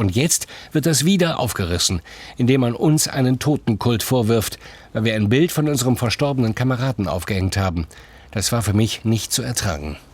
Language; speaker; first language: German; native; German